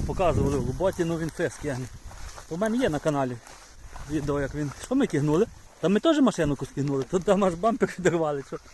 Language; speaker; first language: Ukrainian; native; Ukrainian